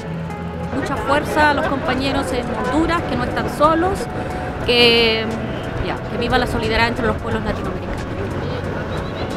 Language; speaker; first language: Spanish; native; Spanish